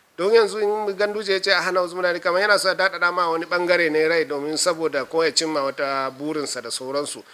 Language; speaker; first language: Hausa; non-native, local second language; Fula